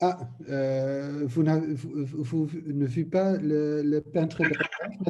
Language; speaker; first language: French; non-native, learner; Dutch